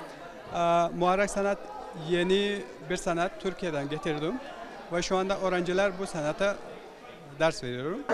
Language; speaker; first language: Turkish; non-native, learner; Persian